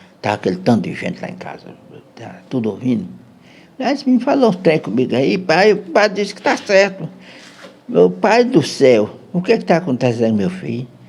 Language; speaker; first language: Portuguese; native; Portuguese